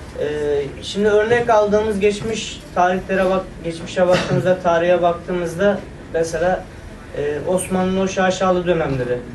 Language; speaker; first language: Turkish; native; Turkish